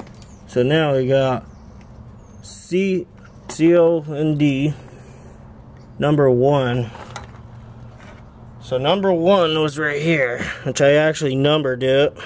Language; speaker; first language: English; native; English